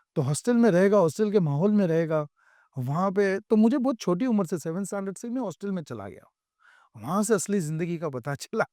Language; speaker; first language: Hindi; non-native, local second language; Gujarati